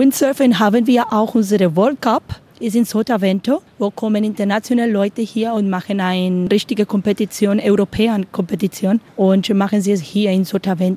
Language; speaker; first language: German; non-native, learner; Spanish